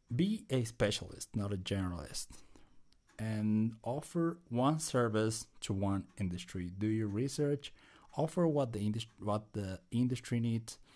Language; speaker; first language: English; non-native, fluent; Spanish